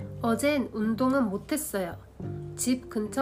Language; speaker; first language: Korean; non-native, learner; Japanese